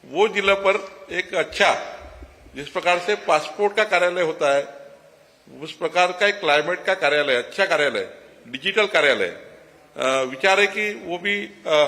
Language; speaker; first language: Hindi; non-native, local second language; Marathi